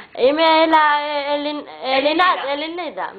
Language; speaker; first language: Greek; non-native, learner; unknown